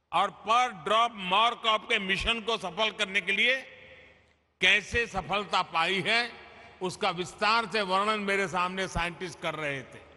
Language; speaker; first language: Hindi; non-native, local second language; Gujarati